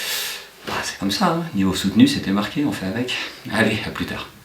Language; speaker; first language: French; native; French